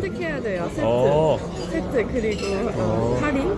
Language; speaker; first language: Korean; non-native, learner; Cantonese